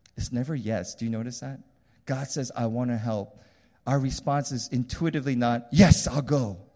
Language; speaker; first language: English; early bilingual, other home language; Korean